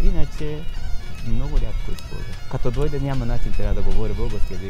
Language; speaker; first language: Bulgarian; non-native, learner; Japanese